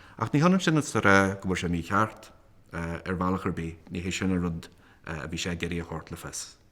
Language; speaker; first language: Irish; native; Irish